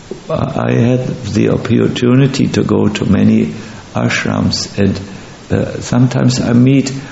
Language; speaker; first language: English; non-native, fluent; German